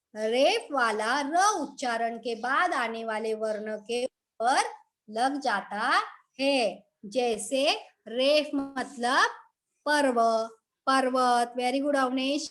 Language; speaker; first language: Hindi; non-native, local second language; Marathi